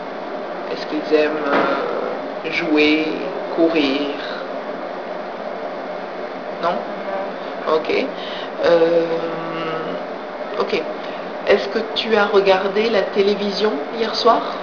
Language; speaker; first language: French; non-native, fluent; English